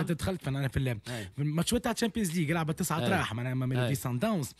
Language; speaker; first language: Arabic; native; Arabic